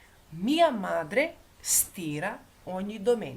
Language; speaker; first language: Italian; non-native, fluent; Macedonian